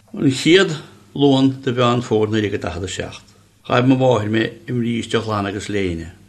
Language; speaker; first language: Irish; native; Irish